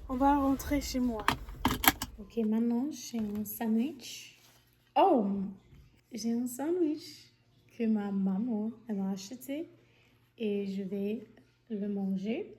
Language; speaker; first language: French; non-native, fluent; English